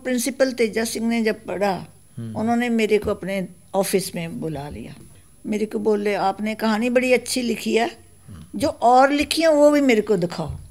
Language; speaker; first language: Hindi; non-native, local second language; Punjabi